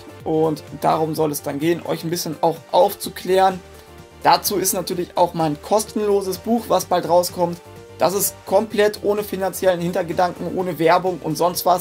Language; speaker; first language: German; native; German